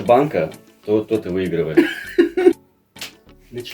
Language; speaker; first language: Russian; native; Russian